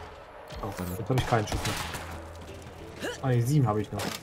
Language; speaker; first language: German; native; German